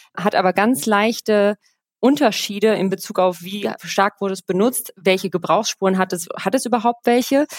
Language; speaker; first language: German; native; German